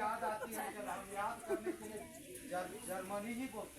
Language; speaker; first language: Hindi; native; Hindi